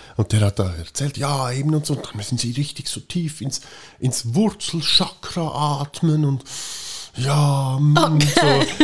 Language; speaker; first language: German; native; German